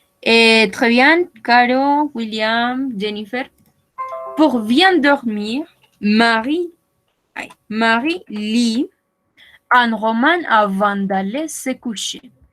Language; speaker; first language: French; non-native, fluent; Spanish